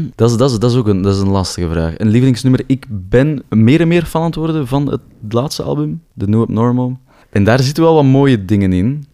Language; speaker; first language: Dutch; native; Dutch